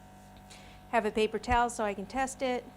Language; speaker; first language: English; native; English